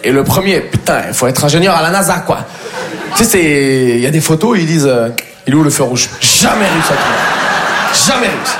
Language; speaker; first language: French; native; French